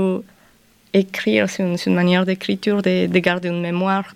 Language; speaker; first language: French; non-native, fluent; Spanish